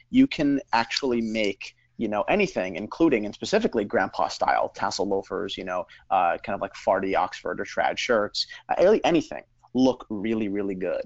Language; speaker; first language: English; native; English